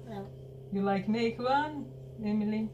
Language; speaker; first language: English; non-native, learner; Portuguese